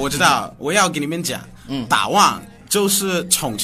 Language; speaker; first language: Chinese; non-native, fluent; English